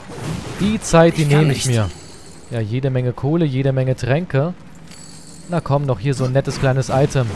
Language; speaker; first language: German; native; German